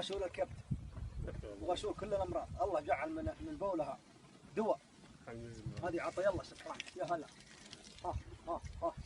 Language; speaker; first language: Arabic; native; Arabic